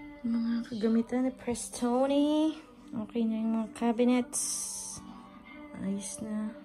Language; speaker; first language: Filipino; native; Filipino